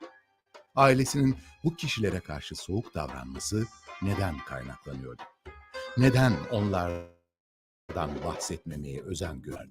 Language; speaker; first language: Turkish; native; Turkish